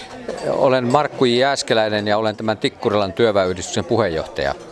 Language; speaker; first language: Finnish; native; Finnish